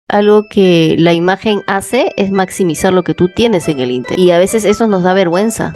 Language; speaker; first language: Spanish; native; Spanish